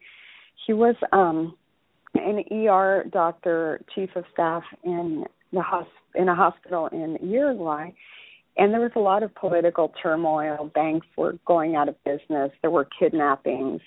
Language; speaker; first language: English; early bilingual, other home language; Spanish